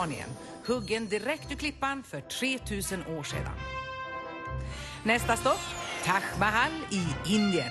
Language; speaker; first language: Swedish; native; Swedish